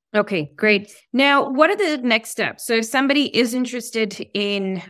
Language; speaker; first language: English; non-native, local second language; Hindi